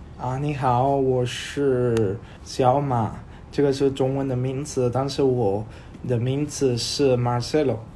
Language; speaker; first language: Chinese; non-native, learner; Spanish